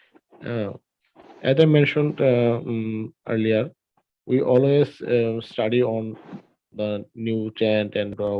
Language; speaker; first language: English; non-native, learner; Bangla